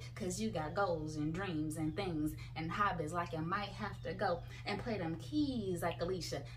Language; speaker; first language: English; native; English